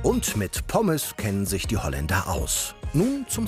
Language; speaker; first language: German; native; German